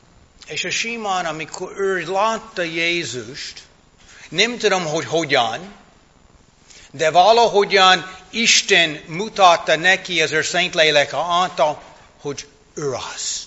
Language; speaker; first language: Hungarian; non-native, fluent; English